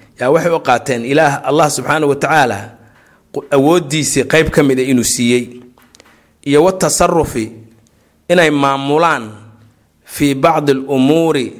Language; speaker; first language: Somali; native; Somali